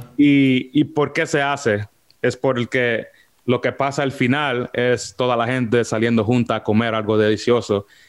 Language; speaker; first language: Spanish; early bilingual, heritage; Spanish